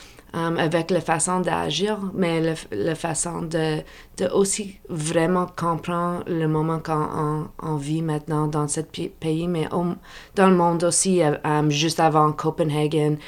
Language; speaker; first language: French; non-native, local second language; English